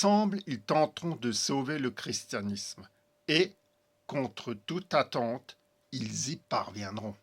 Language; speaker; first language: French; native; French